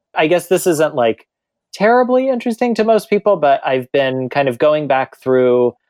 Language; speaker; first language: English; native; English